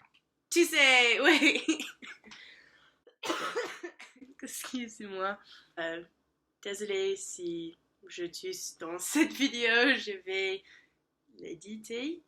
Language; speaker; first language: French; non-native, learner; English